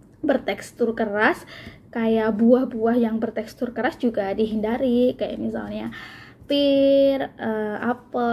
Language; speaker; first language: Indonesian; native; Indonesian